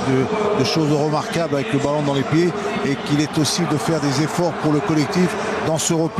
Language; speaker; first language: French; native; French